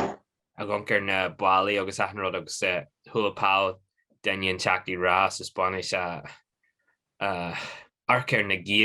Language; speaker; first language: Irish; non-native, local second language; English